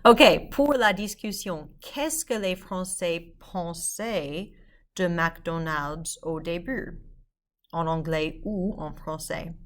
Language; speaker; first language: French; non-native, fluent; English